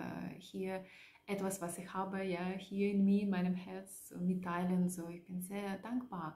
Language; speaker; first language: German; non-native, learner; Russian